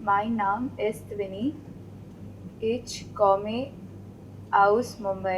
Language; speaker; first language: German; non-native, learner; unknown